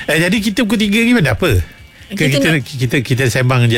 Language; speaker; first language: Malay; native; Malay